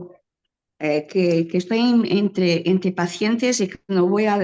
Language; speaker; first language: Spanish; non-native, learner; Portuguese